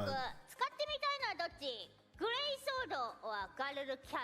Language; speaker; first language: Japanese; native; Japanese